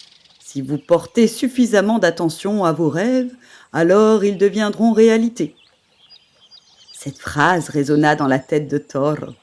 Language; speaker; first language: French; native; French